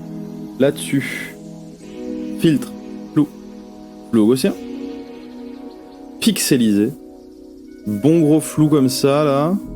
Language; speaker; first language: French; native; French